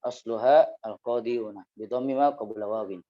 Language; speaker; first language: Arabic; non-native, learner; Indonesian